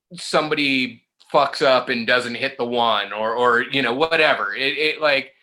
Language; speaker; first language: English; native; English